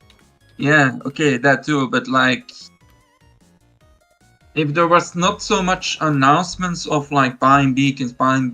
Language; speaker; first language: English; non-native, fluent; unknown